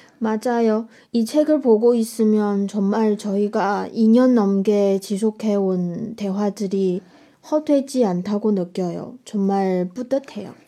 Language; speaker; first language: Korean; non-native, fluent; Chinese